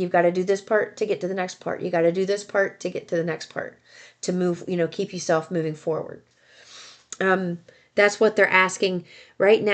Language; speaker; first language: English; native; English